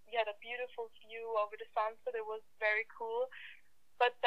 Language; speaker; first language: English; non-native, fluent; German